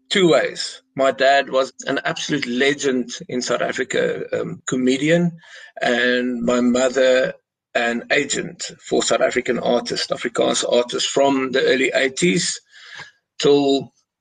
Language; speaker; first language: English; non-native, local second language; Afrikaans